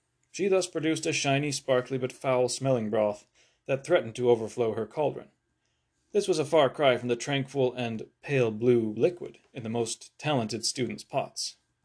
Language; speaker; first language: English; native; English